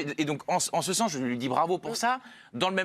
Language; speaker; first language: French; native; French